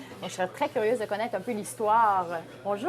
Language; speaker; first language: French; native; French